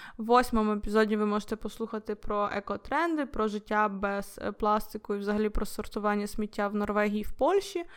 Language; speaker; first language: Ukrainian; non-native, local second language; Russian